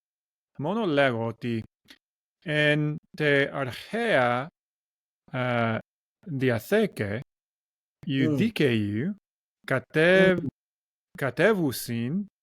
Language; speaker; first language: Greek; non-native, learner; English